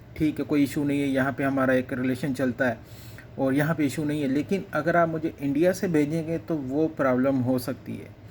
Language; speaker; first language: Urdu; non-native, local second language; Punjabi